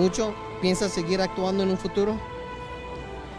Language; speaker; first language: Spanish; native; Spanish